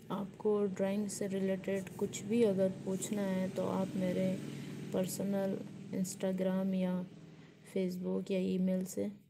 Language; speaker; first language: Hindi; native; Hindi